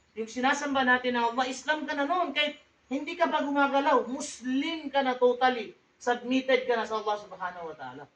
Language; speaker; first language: Filipino; non-native, local second language; Tausug